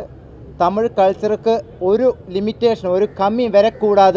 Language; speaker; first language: Tamil; non-native, local second language; Malayalam